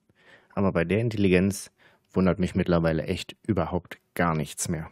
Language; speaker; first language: German; native; German